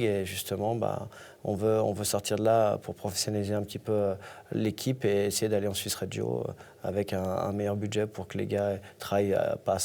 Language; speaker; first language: French; native; French